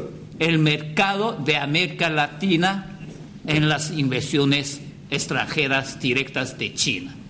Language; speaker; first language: Spanish; non-native, fluent; Chinese